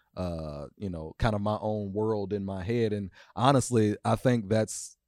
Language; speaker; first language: English; native; English